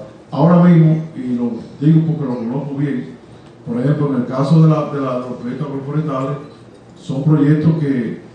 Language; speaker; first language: Spanish; native; Spanish